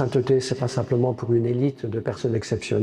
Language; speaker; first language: French; native; French